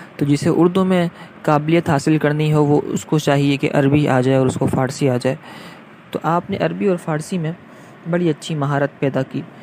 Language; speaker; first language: Urdu; native; Urdu